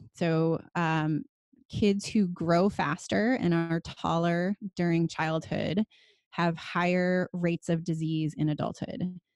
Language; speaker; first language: English; native; English